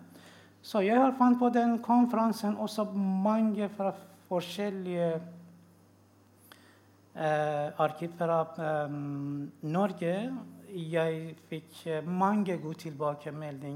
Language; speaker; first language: Norwegian; non-native, learner; Persian